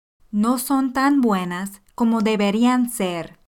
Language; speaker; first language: Spanish; non-native, fluent; English